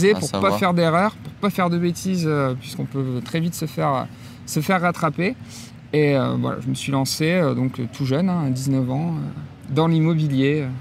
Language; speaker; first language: French; native; French